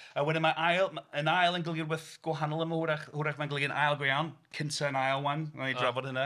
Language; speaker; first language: Welsh; native; Welsh